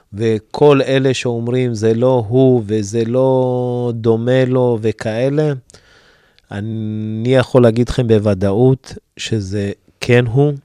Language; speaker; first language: Hebrew; early bilingual, other home language; Amharic